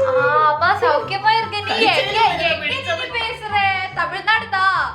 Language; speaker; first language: Tamil; non-native, learner; Malayalam